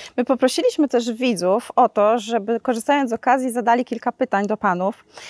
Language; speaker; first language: Polish; native; Polish